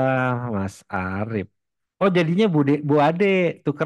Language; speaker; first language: Indonesian; native; Indonesian